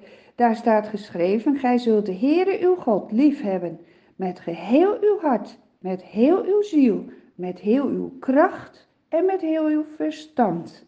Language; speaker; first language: Dutch; native; Dutch